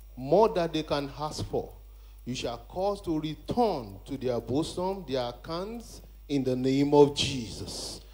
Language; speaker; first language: English; non-native, local second language; Yoruba